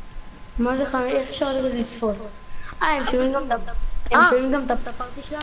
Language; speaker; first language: Hebrew; native; Hebrew